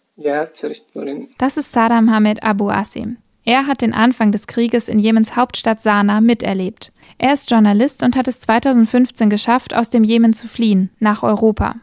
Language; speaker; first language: German; native; German